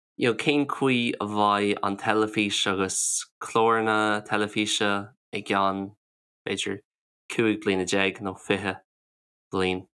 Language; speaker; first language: Irish; non-native, local second language; English